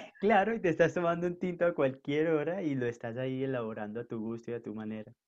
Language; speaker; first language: Spanish; native; Spanish